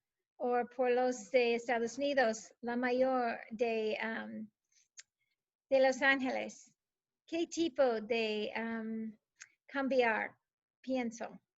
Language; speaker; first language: Spanish; non-native, learner; English